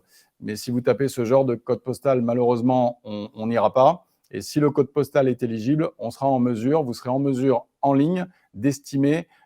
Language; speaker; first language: French; native; French